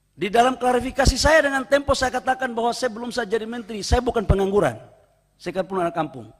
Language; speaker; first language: Indonesian; native; Indonesian